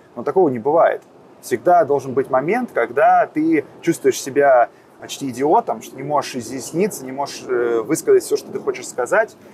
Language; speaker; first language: Russian; native; Russian